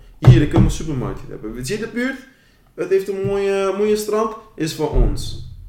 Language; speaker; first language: Dutch; non-native, local second language; Papiamento